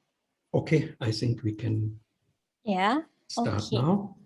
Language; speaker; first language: English; non-native, fluent; Indonesian